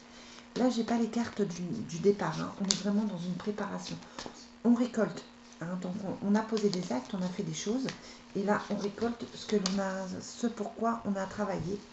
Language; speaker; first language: French; native; French